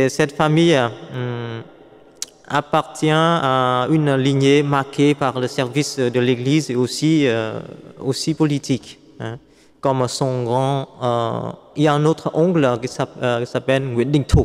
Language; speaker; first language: French; non-native, fluent; Vietnamese